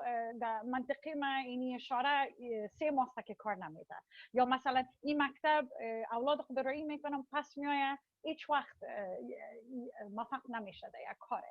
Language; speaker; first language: Persian; early bilingual, heritage; Persian